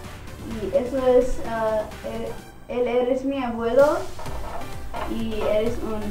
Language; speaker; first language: Spanish; non-native, learner; English